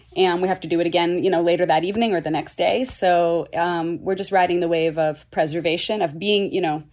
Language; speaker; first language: English; native; English